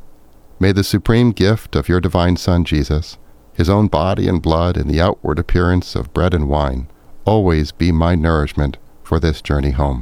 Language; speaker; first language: English; native; English